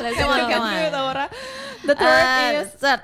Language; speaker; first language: English; non-native, learner; Indonesian